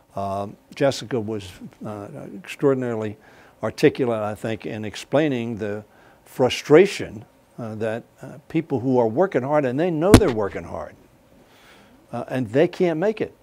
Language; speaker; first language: English; native; English